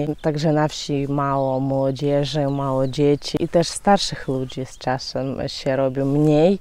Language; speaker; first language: Polish; non-native, fluent; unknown